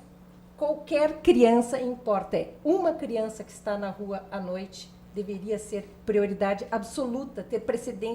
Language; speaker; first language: Portuguese; native; Portuguese